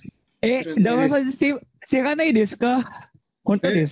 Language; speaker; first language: Japanese; non-native, learner; Indonesian